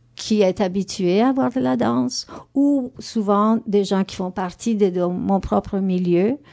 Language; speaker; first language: French; non-native, fluent; Spanish